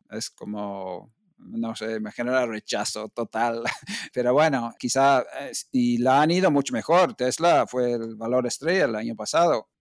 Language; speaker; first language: Spanish; non-native, fluent; English